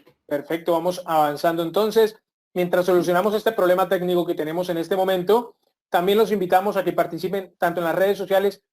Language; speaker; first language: Spanish; native; Spanish